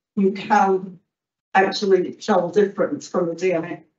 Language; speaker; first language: English; native; English